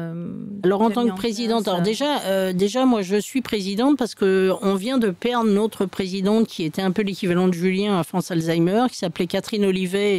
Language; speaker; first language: French; native; French